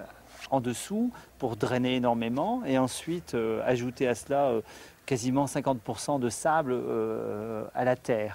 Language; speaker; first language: French; native; French